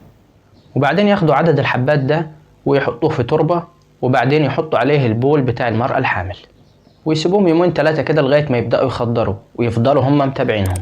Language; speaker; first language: Arabic; native; Arabic